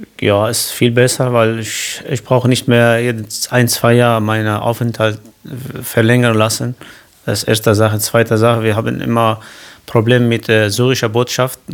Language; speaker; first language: German; non-native, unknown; Kurdish